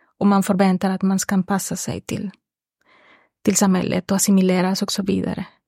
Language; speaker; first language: Swedish; non-native, fluent; Spanish